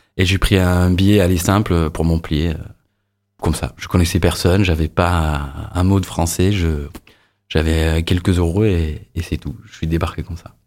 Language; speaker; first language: French; non-native, fluent; English